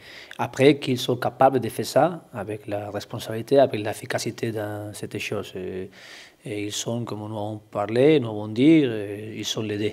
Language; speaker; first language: French; non-native, learner; Spanish